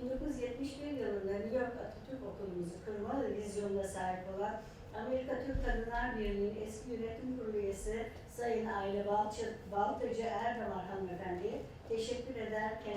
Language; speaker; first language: Turkish; native; Turkish